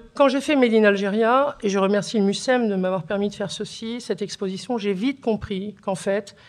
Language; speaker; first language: French; early bilingual, other home language; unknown